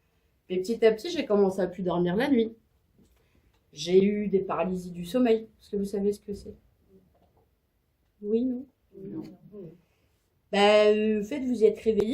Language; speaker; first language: French; native; French